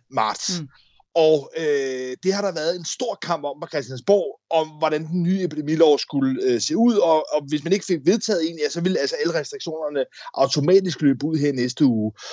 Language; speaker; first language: Danish; native; Danish